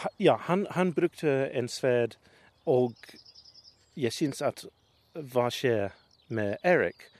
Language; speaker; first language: Norwegian; non-native, learner; English